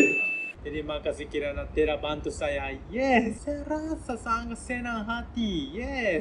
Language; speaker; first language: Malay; non-native, learner; Japanese